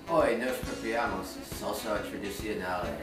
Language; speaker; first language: Spanish; non-native, learner; English